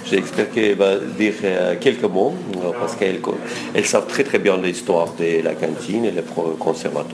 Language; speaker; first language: French; non-native, fluent; Russian